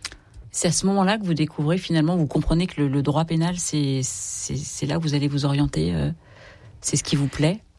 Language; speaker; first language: French; native; French